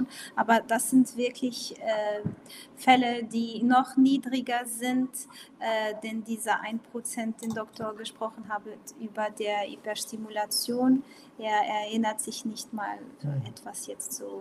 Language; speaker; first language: German; non-native, local second language; Portuguese